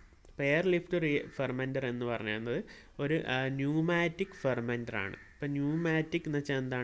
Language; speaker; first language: Malayalam; native; Malayalam